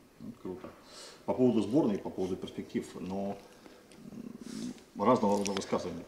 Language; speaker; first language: Russian; native; Russian